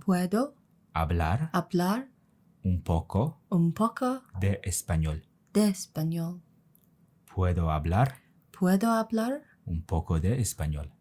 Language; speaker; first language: Spanish; non-native, fluent; Mongolian